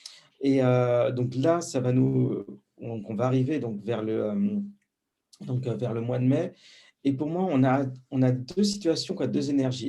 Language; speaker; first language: French; native; French